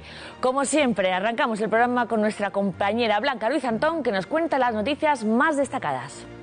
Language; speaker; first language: Spanish; native; Spanish